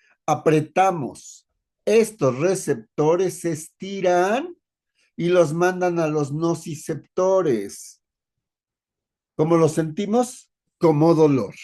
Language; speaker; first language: Spanish; native; Spanish